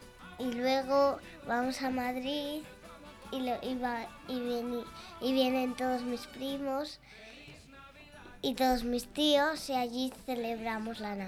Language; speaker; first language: Spanish; native; Spanish